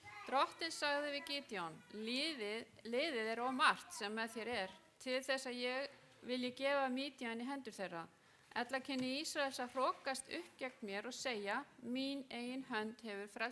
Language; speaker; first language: Icelandic; non-native, fluent; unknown